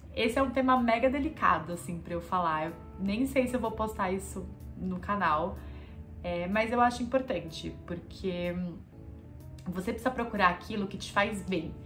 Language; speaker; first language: Portuguese; native; Portuguese